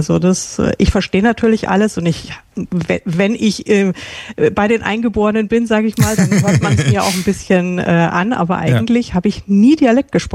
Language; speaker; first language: German; native; German